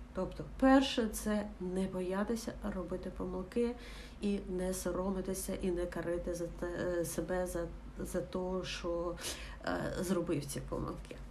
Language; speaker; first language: Ukrainian; non-native, local second language; Russian